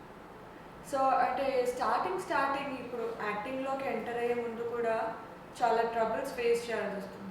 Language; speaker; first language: Telugu; native; Telugu